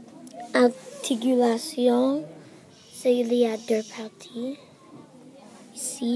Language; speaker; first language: French; non-native, learner; English